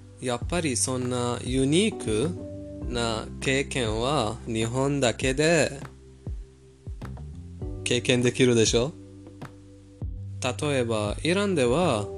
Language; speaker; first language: Japanese; non-native, fluent; Persian